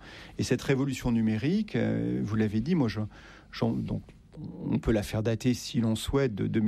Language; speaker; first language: French; native; French